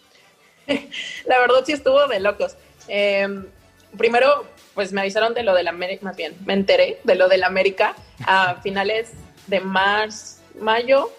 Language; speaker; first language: Spanish; native; Spanish